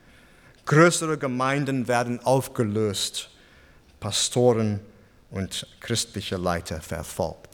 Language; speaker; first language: German; non-native, fluent; English